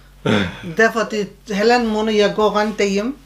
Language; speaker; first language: Danish; non-native, learner; Turkish